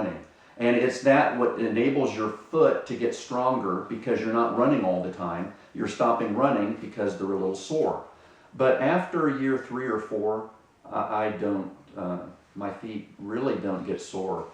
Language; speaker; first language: English; native; English